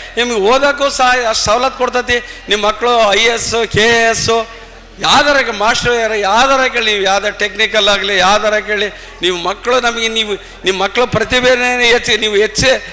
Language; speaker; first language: Kannada; native; Kannada